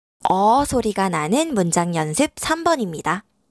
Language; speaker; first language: Korean; native; Korean